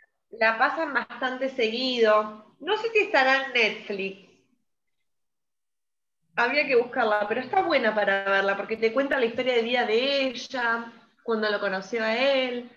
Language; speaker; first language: Spanish; native; Spanish